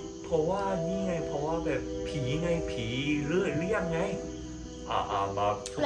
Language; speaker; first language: Thai; non-native, fluent; Korean